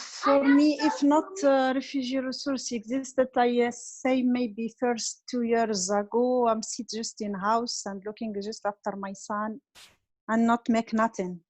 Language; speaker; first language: English; non-native, learner; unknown